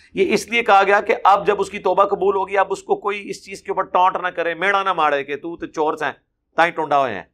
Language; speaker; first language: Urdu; non-native, local second language; Punjabi